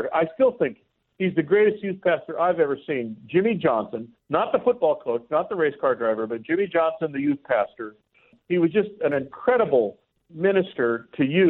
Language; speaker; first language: English; native; English